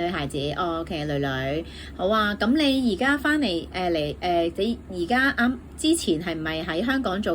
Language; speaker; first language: Cantonese; native; Cantonese